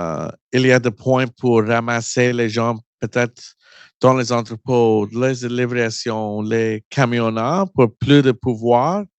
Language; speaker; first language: French; non-native, learner; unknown